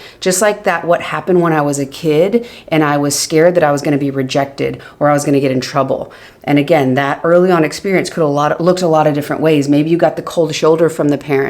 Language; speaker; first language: English; native; English